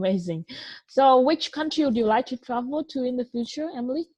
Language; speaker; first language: English; non-native, fluent; Vietnamese